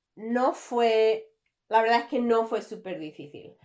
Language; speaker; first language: Spanish; early bilingual, heritage; English